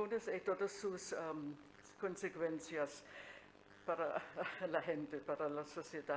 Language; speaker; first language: Spanish; non-native, fluent; German